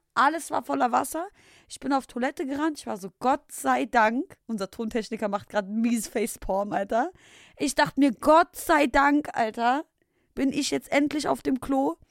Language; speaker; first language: German; early bilingual, other home language; Arabic